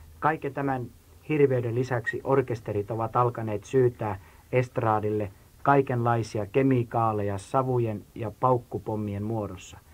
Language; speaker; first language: Finnish; native; Finnish